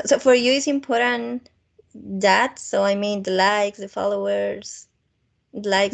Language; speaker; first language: English; non-native, fluent; Spanish